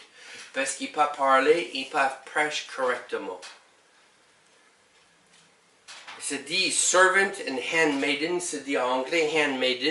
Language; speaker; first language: French; non-native, learner; English